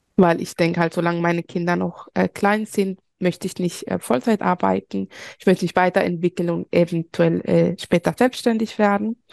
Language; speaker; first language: German; early bilingual, other home language; Spanish